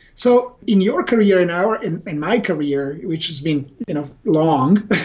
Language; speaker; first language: English; non-native, fluent; Italian